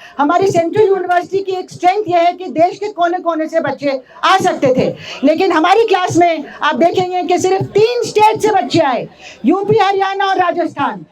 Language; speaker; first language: Hindi; native; Hindi